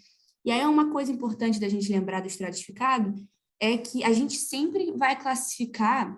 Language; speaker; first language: Portuguese; native; Portuguese